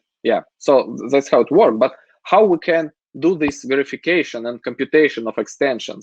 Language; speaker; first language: English; non-native, fluent; Russian